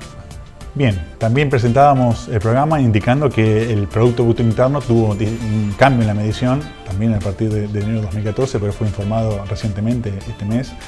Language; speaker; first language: Spanish; native; Spanish